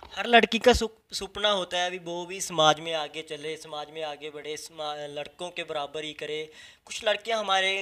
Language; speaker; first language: Hindi; non-native, local second language; Punjabi